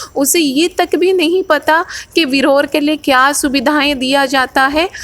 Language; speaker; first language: Hindi; non-native, local second language; Odia